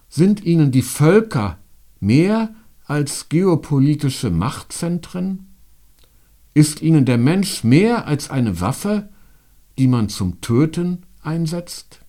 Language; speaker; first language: German; native; German